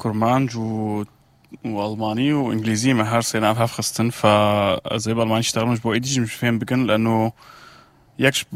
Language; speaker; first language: German; non-native, fluent; Arabic